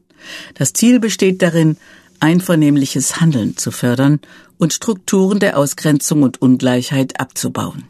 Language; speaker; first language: German; native; German